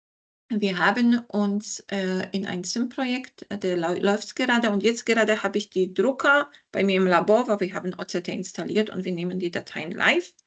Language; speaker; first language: German; non-native, fluent; Polish